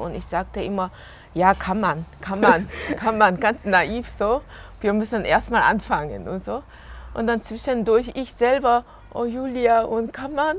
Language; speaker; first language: German; non-native, learner; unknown